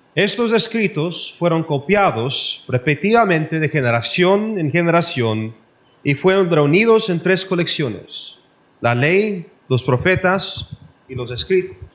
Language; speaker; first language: Spanish; non-native, learner; English